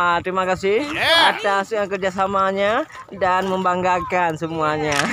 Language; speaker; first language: Malay; non-native, local second language; Achinese